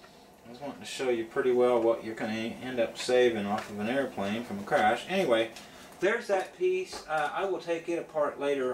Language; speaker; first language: English; native; English